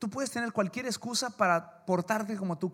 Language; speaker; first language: Spanish; early bilingual, heritage; English